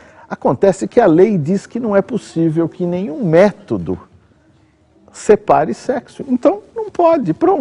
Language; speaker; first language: Portuguese; native; Portuguese